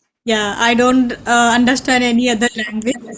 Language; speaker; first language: English; non-native, learner; Hindi